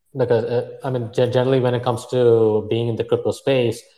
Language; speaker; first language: English; non-native, fluent; Arabic